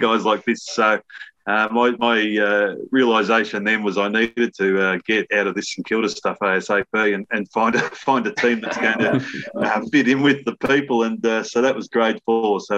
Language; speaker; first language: English; native; English